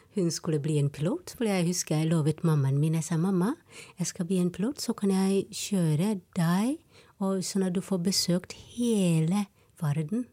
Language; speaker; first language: Norwegian; non-native, fluent; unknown